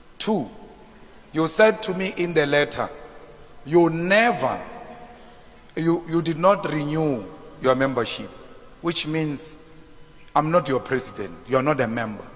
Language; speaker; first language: English; non-native, local second language; Northern Sotho